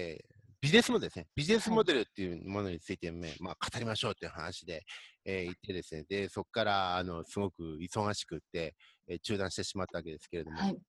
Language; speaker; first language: Japanese; native; Japanese